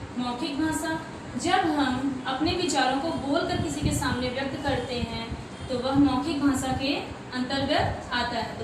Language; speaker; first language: Hindi; native; Hindi